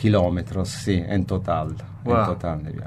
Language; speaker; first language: Spanish; non-native, fluent; Italian